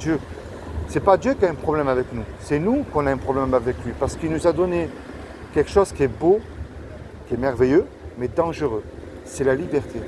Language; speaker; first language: French; native; French